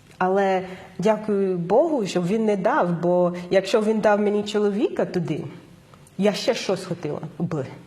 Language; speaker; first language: Ukrainian; non-native, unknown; English